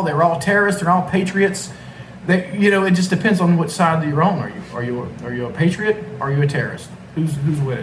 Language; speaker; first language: English; native; English